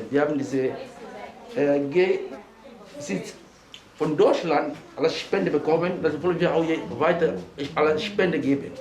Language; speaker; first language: German; non-native, learner; Portuguese